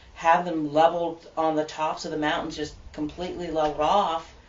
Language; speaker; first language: English; native; English